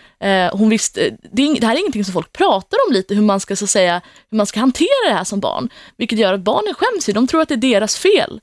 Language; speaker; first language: Swedish; native; Swedish